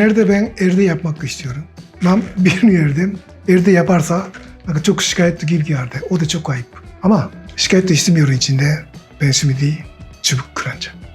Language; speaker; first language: Turkish; non-native, learner; Japanese